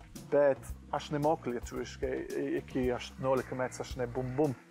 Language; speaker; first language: Lithuanian; non-native, learner; English